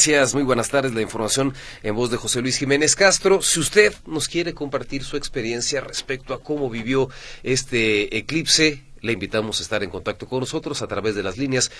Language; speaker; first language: Spanish; native; Spanish